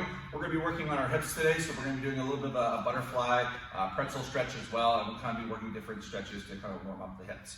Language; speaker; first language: English; native; English